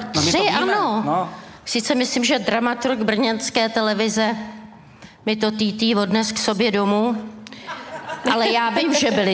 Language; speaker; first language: Czech; native; Czech